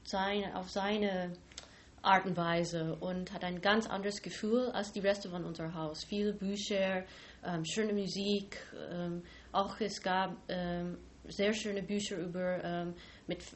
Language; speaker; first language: German; non-native, fluent; English